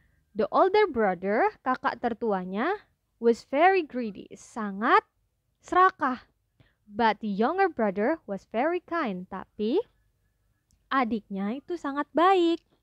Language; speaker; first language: English; non-native, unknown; Indonesian